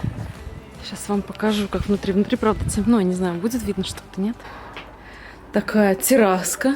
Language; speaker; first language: Russian; native; Russian